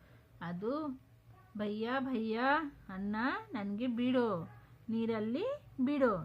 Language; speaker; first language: Kannada; non-native, local second language; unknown